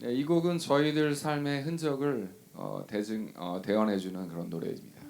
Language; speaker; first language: Korean; native; Korean